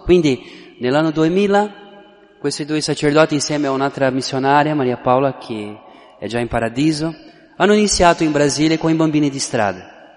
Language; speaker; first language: Italian; non-native, fluent; Portuguese